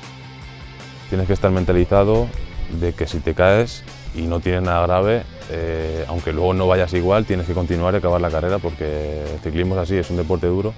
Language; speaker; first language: Spanish; native; Spanish